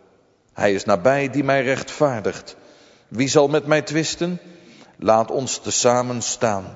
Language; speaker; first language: Dutch; native; Dutch